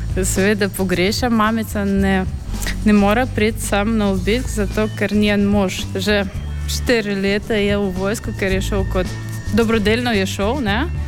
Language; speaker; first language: Slovenian; non-native, fluent; Russian